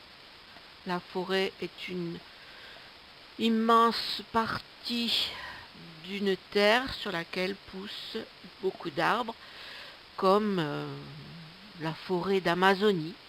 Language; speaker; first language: French; native; French